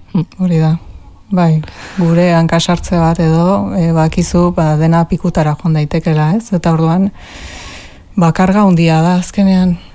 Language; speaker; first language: Basque; non-native, local second language; Spanish